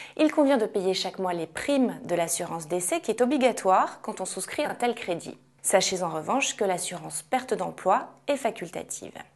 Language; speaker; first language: French; native; French